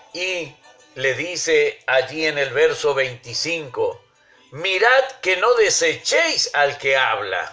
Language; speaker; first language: Spanish; native; Spanish